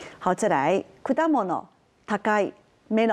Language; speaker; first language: Japanese; non-native, fluent; Chinese